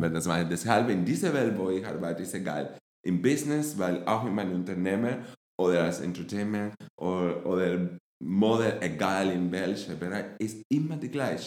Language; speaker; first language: German; non-native, fluent; Spanish